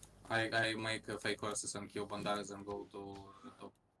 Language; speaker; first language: English; non-native, learner; Russian